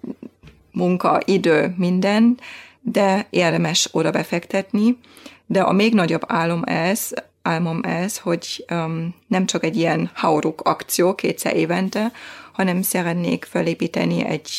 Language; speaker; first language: Hungarian; non-native, fluent; German